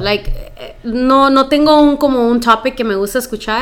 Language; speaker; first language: Spanish; early bilingual, heritage; Spanish